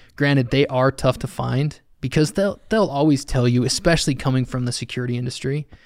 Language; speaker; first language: English; native; English